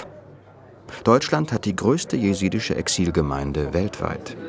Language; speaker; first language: German; native; German